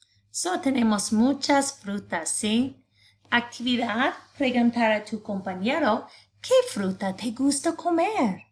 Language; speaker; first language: Spanish; non-native, fluent; English